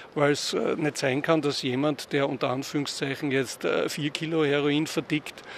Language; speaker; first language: German; native; German